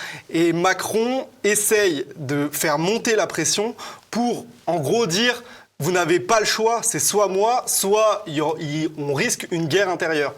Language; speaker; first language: French; native; French